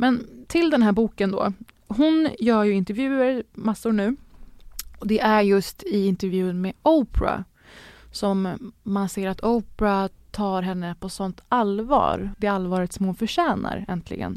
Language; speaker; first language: Swedish; native; Swedish